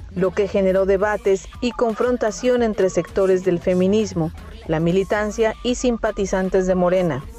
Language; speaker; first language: Spanish; native; Spanish